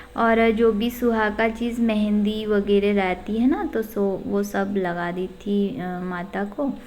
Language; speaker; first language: Hindi; non-native, local second language; Odia